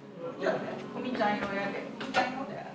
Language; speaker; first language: Japanese; native; Japanese